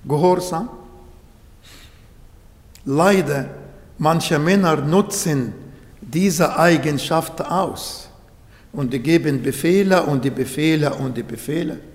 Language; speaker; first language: German; non-native, learner; Arabic